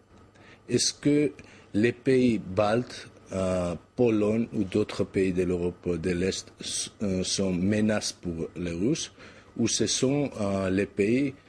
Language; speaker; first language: French; non-native, fluent; Georgian